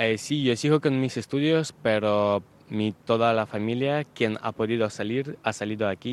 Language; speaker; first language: Spanish; non-native, fluent; Ukrainian